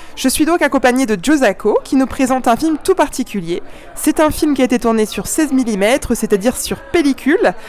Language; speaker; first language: French; native; French